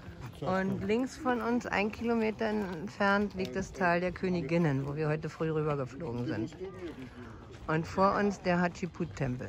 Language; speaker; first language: German; native; German